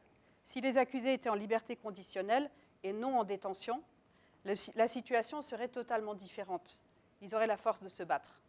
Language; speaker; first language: French; native; French